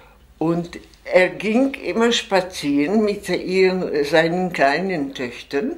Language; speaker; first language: German; non-native, fluent; Czech